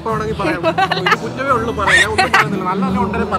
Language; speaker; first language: Malayalam; native; Malayalam